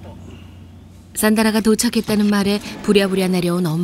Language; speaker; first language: Korean; native; Korean